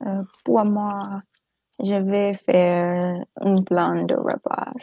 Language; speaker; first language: French; non-native, learner; English